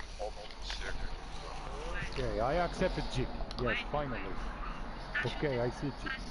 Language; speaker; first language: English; non-native, learner; Polish